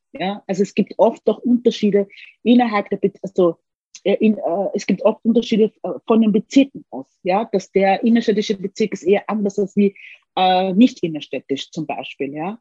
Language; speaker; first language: German; early bilingual, other home language; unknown